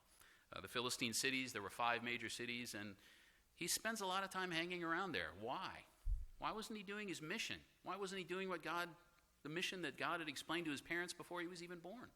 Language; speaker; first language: English; native; English